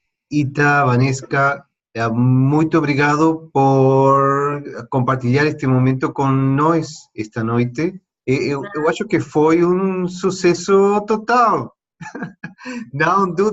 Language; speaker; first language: Portuguese; non-native, fluent; Spanish